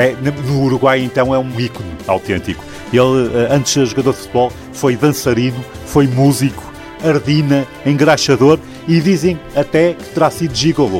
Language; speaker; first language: Portuguese; native; Portuguese